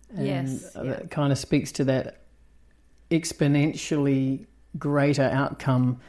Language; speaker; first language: English; native; English